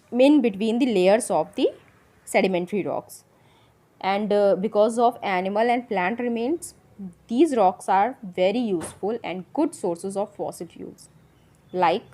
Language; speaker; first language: English; non-native, local second language; Hindi